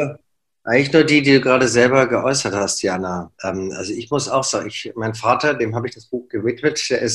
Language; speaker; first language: German; native; German